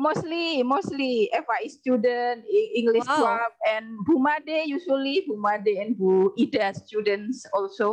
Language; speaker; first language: English; non-native, learner; Indonesian